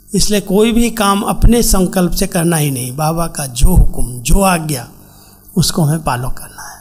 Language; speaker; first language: Hindi; native; Hindi